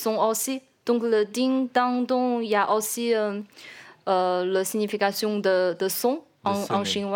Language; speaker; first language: French; non-native, learner; Chinese